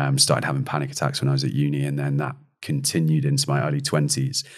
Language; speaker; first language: English; native; English